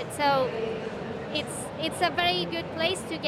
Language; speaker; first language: English; non-native, fluent; Spanish